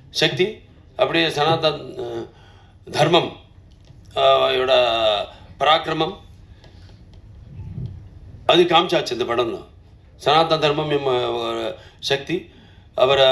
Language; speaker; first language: Tamil; non-native, learner; Telugu